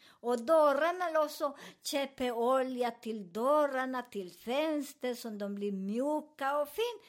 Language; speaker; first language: Swedish; non-native, learner; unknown